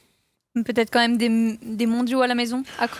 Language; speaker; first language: French; native; French